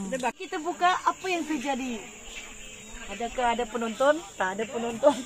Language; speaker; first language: Malay; non-native, local second language; Iban